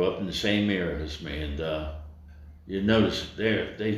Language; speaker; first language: English; native; English